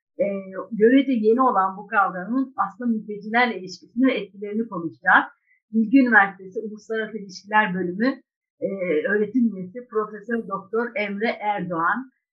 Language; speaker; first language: Turkish; native; Turkish